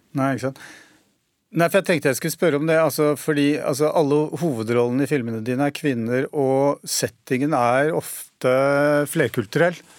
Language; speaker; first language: Norwegian; native; Norwegian